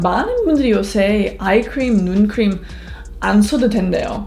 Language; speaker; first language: Korean; non-native, fluent; English